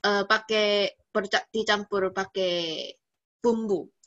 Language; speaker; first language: Indonesian; non-native, learner; Korean